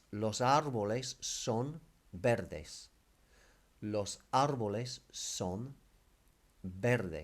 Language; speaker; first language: Spanish; non-native, fluent; English